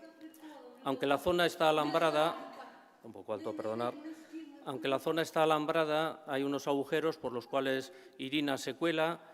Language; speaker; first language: Spanish; native; Spanish